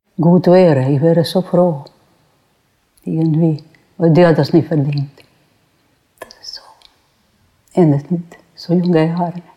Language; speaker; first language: German; non-native, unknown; Croatian